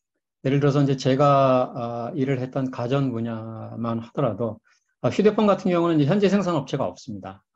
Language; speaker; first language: Korean; native; Korean